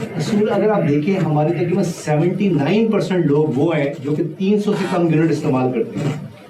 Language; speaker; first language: Urdu; non-native, local second language; Punjabi